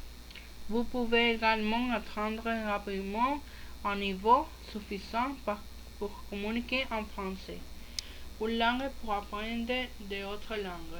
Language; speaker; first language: French; non-native, learner; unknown